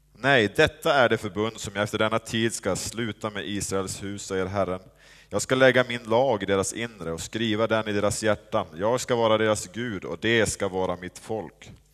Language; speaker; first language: Swedish; native; Swedish